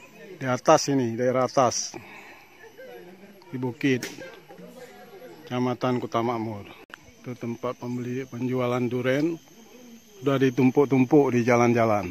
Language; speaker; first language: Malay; non-native, local second language; Achinese